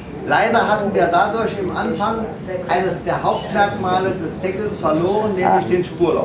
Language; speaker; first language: German; native; German